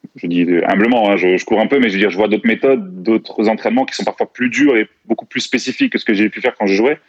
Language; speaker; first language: French; native; French